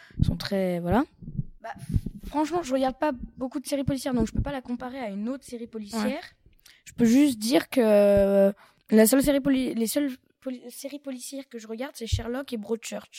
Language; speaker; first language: French; native; French